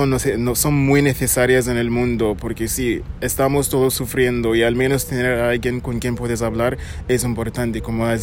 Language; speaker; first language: Spanish; non-native, fluent; English